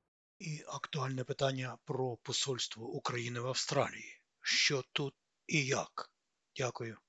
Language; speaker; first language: Ukrainian; native; Ukrainian